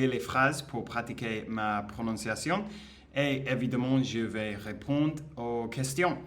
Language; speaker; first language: French; non-native, learner; English